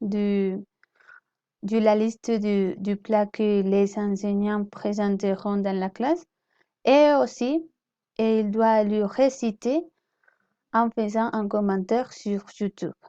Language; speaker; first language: French; non-native, learner; Spanish